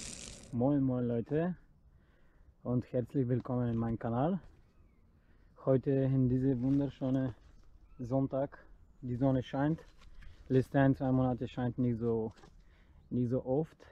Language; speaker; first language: German; non-native, learner; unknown